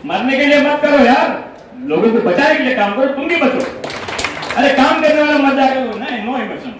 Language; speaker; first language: Hindi; non-native, local second language; Telugu